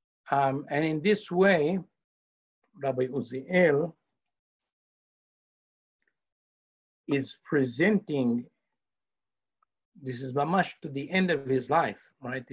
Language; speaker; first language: English; early bilingual, heritage; English